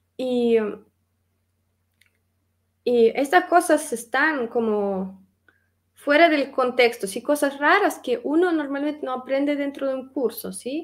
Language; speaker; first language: Spanish; non-native, fluent; Russian